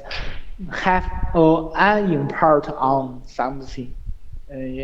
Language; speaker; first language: English; non-native, learner; Chinese